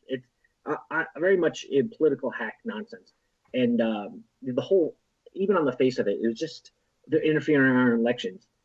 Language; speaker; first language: English; native; English